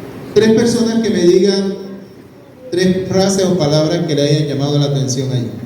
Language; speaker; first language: Spanish; native; Spanish